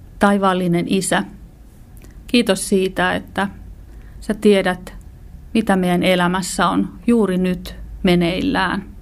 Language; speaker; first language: Finnish; native; Finnish